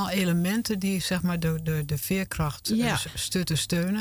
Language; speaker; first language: Dutch; native; Dutch